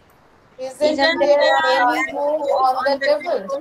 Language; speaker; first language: English; non-native, learner; Bangla